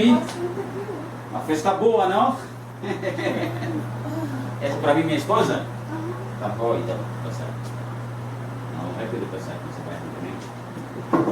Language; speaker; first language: Portuguese; non-native, fluent; Haitian Creole